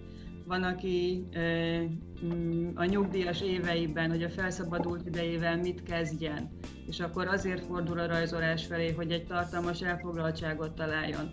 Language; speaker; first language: Hungarian; native; Hungarian